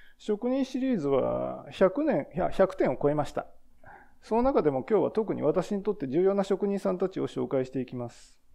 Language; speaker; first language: Japanese; native; Japanese